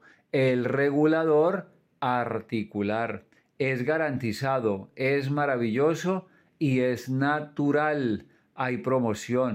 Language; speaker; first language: Spanish; native; Spanish